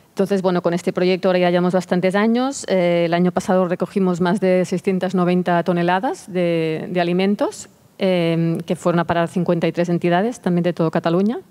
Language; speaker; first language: Spanish; non-native, local second language; Catalan